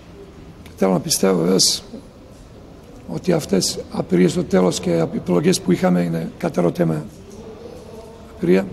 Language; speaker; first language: Greek; non-native, fluent; Serbian